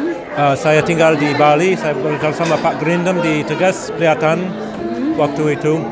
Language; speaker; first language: Indonesian; non-native, fluent; English